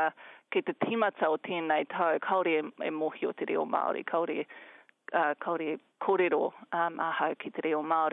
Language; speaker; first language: Māori; non-native, learner; English